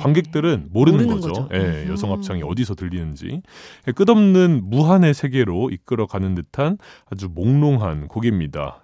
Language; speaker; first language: Korean; native; Korean